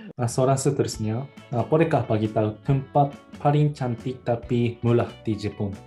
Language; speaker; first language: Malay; non-native, learner; Japanese